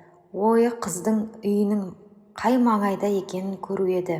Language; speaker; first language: Kazakh; native; Kazakh